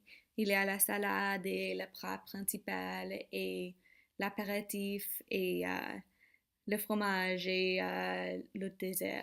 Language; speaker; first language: French; non-native, learner; English